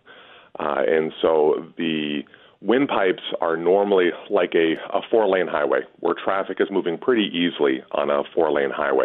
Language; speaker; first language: English; native; English